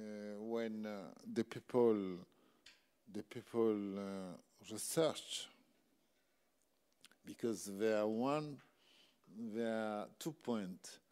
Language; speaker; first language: English; non-native, learner; French